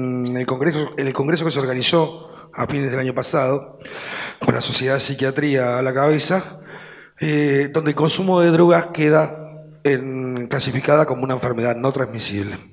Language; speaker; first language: Spanish; native; Spanish